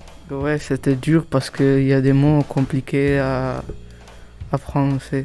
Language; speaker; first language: French; early bilingual, other home language; Italian